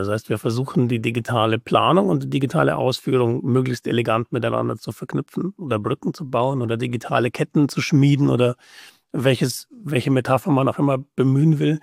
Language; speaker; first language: German; native; German